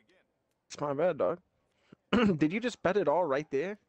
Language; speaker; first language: English; native; English